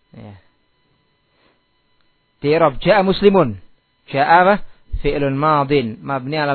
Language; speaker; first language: Arabic; non-native, fluent; Indonesian